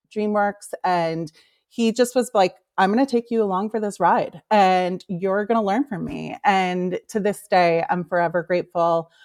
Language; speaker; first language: English; native; English